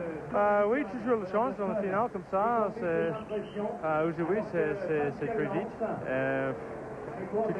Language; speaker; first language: French; non-native, fluent; English